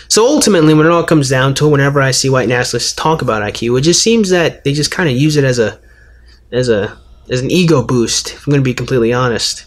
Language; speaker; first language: English; native; English